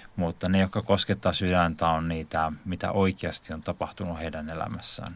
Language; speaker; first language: Finnish; native; Finnish